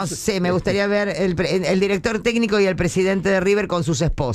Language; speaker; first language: Spanish; native; Spanish